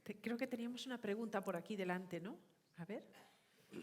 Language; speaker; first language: Spanish; native; Spanish